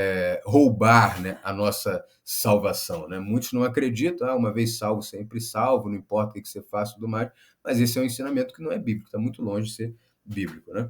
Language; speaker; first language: Portuguese; native; Portuguese